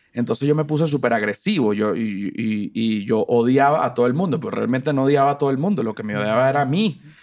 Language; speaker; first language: Spanish; native; Spanish